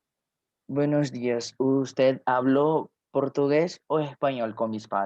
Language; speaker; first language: Spanish; non-native, learner; Portuguese